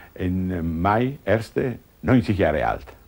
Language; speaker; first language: German; non-native, learner; Italian